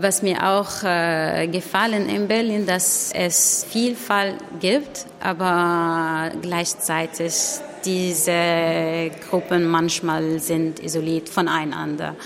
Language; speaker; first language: German; non-native, learner; Arabic